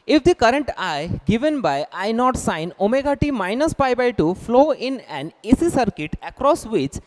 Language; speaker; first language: English; non-native, local second language; Bangla